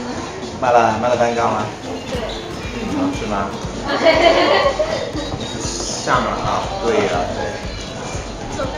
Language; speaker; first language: Chinese; non-native, learner; Italian